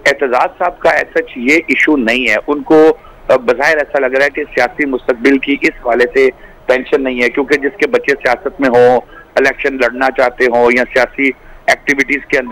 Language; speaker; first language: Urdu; non-native, local second language; Punjabi